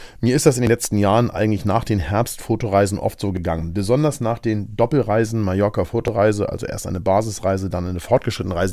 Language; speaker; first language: German; native; German